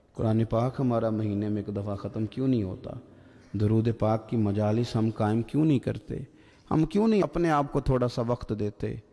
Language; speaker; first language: Urdu; native; Urdu